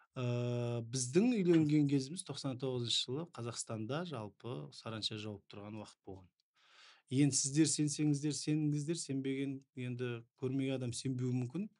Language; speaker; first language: Kazakh; native; Kazakh